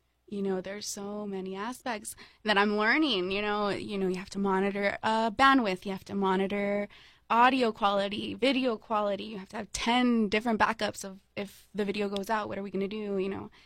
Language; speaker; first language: English; native; English